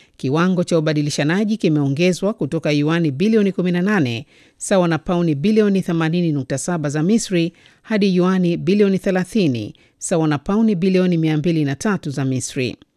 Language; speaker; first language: Swahili; native; Swahili